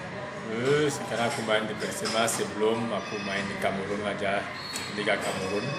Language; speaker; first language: Indonesian; non-native, fluent; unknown